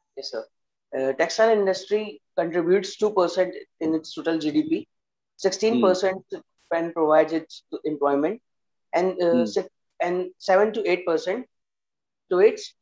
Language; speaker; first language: English; non-native, local second language; Hindi